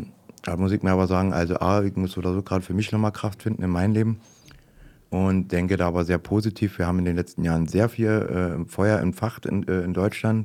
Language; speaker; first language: German; native; German